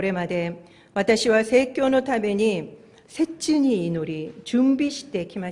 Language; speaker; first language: Japanese; non-native, fluent; Korean